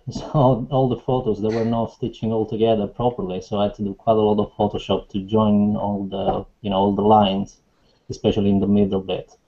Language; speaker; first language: English; non-native, fluent; Italian